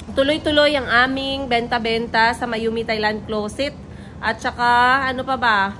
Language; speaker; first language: Filipino; non-native, local second language; Cebuano